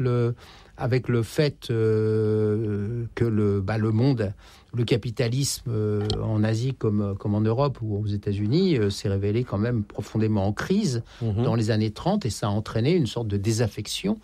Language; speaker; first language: French; native; French